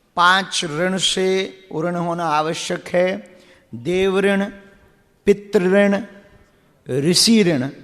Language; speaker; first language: Hindi; native; Hindi